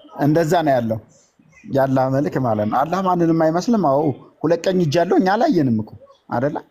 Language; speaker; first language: Amharic; native; Amharic